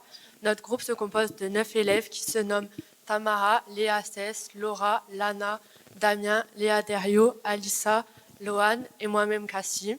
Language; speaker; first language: French; native; French